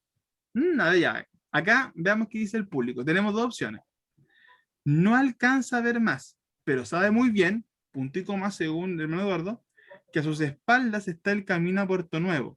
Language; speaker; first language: Spanish; native; Spanish